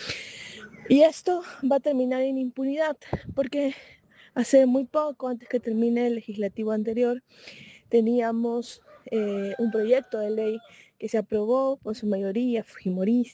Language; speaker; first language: Spanish; native; Spanish